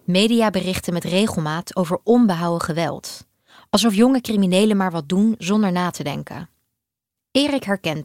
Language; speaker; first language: Dutch; native; Dutch